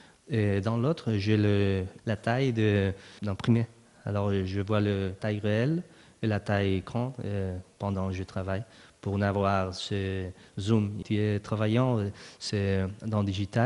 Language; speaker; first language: French; non-native, learner; Spanish